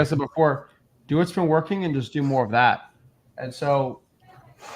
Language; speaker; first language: English; native; English